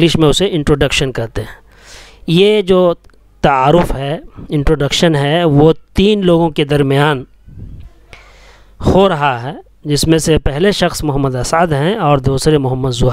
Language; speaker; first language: Urdu; native; Urdu